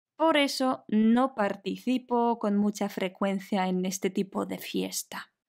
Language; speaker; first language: Spanish; non-native, fluent; Polish